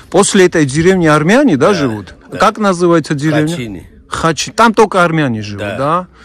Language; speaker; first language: Russian; non-native, fluent; Georgian